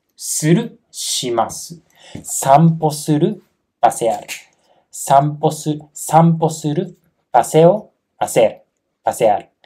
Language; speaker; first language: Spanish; non-native, fluent; Japanese